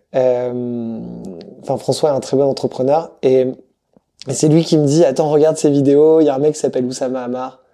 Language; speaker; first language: French; native; French